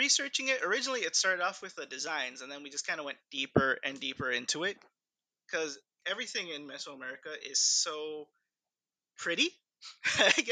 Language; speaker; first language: English; early bilingual, other home language; Spanish